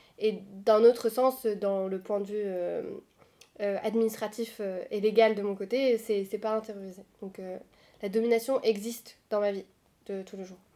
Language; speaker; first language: French; non-native, local second language; Arabic